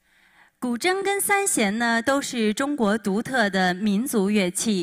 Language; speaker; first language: Chinese; native; Chinese